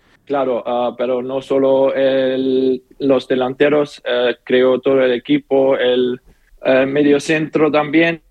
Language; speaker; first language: Spanish; non-native, learner; German